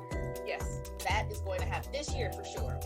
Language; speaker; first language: English; native; English